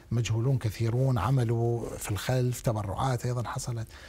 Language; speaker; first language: Arabic; native; Arabic